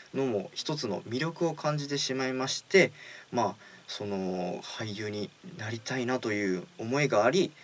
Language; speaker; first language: Japanese; native; Japanese